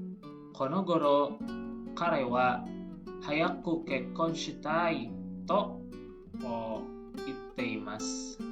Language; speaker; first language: Japanese; non-native, learner; Indonesian